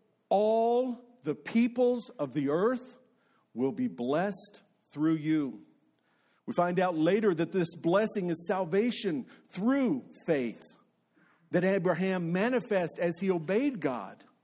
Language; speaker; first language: English; native; English